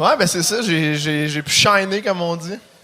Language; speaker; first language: French; native; French